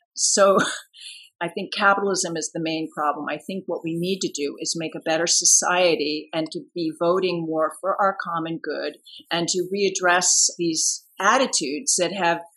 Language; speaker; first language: English; native; English